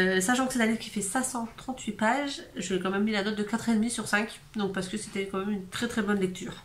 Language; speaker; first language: French; native; French